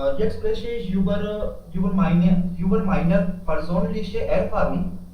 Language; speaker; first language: German; non-native, learner; Hindi